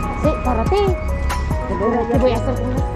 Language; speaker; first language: Spanish; non-native, learner; Filipino